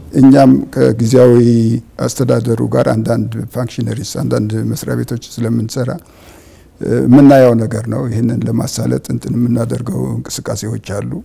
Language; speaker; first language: Amharic; non-native, local second language; Tigrinya